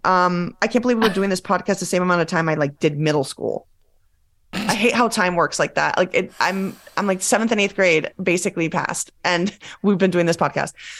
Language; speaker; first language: English; early bilingual, other home language; Spanish